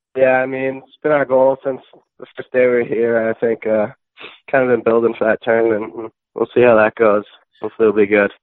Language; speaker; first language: English; native; English